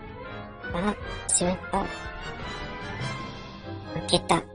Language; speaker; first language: Japanese; non-native, learner; English